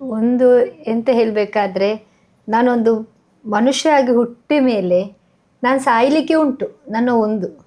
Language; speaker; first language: Kannada; non-native, local second language; Tulu